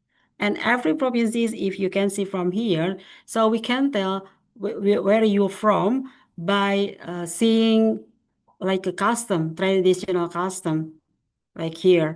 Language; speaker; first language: English; non-native, fluent; Indonesian